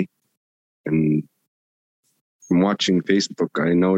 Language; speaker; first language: English; native; English